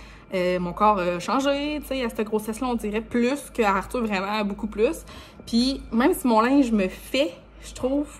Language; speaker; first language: French; native; French